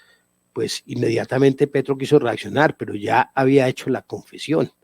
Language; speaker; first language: Spanish; native; Spanish